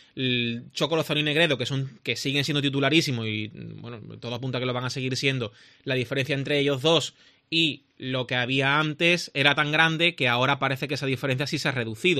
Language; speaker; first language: Spanish; native; Spanish